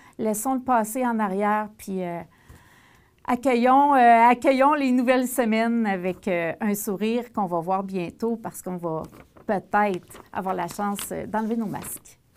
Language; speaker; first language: French; native; French